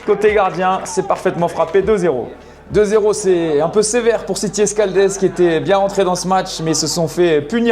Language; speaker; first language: French; native; French